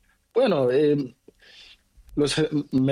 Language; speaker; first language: Spanish; non-native, learner; Portuguese